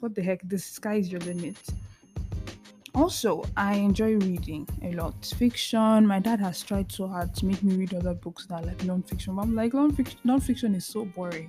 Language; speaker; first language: English; non-native, local second language; Igbo